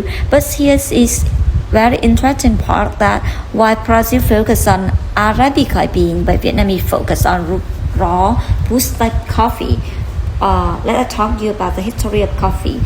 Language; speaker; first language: English; non-native, learner; Vietnamese